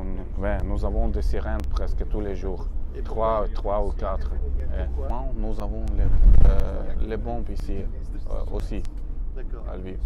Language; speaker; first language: French; non-native, fluent; Ukrainian